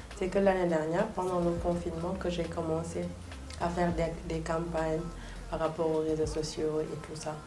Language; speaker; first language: French; non-native, local second language; Soninke